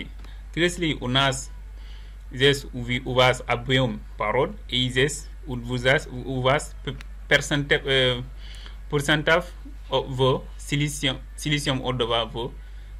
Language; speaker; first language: Russian; non-native, learner; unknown